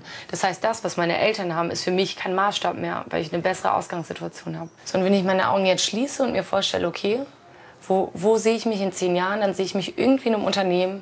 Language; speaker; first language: German; native; German